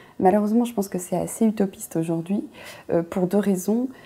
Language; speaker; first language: French; native; French